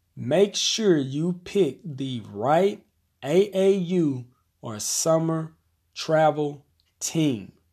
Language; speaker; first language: English; native; English